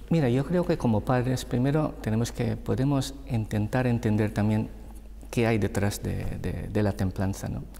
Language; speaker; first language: Spanish; non-native, fluent; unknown